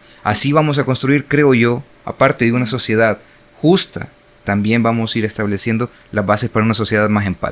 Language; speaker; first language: Spanish; native; Spanish